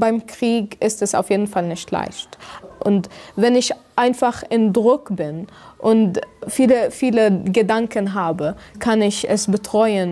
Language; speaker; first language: German; non-native, fluent; Arabic